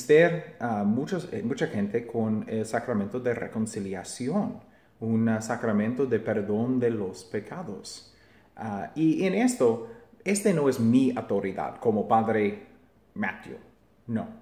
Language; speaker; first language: Spanish; non-native, fluent; English